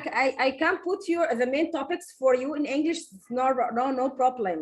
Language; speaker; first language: English; non-native, learner; Arabic